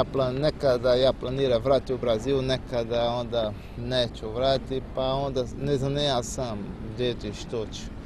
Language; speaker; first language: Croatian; non-native, learner; Portuguese